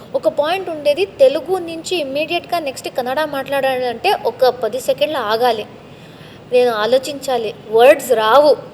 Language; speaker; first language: Telugu; non-native, local second language; Tamil